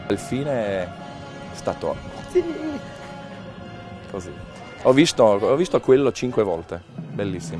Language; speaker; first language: Italian; non-native, learner; English